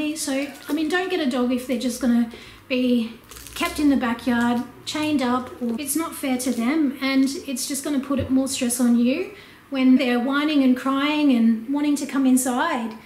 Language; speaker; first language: English; native; English